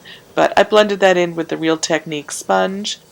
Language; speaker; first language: English; native; English